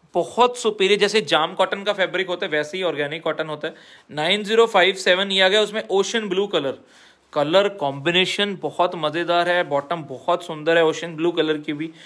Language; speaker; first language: Hindi; non-native, local second language; Punjabi